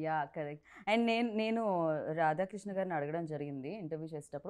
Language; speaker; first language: Telugu; native; Telugu